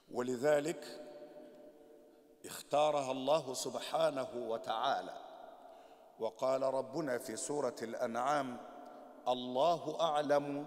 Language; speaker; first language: Arabic; non-native, fluent; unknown